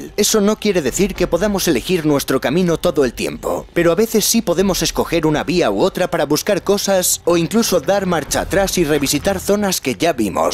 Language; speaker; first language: Spanish; native; Spanish